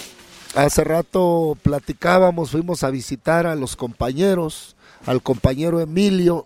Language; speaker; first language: Spanish; native; Spanish